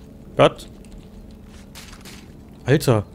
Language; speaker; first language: German; native; German